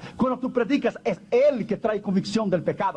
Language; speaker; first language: Spanish; non-native, fluent; Portuguese